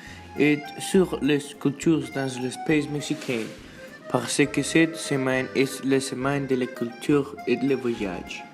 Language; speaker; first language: French; non-native, learner; Spanish